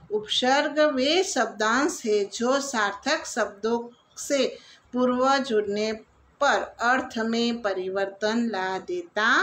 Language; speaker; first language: Hindi; non-native, local second language; Gujarati